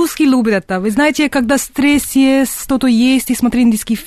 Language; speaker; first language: Russian; non-native, learner; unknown